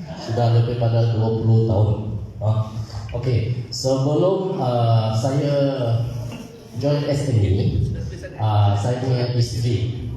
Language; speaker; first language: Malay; non-native, local second language; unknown